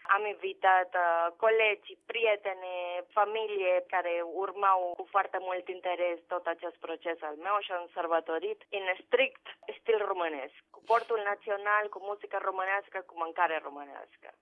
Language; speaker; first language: Romanian; non-native, fluent; Spanish